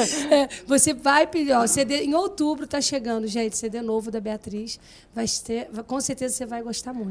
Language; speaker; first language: Portuguese; native; Portuguese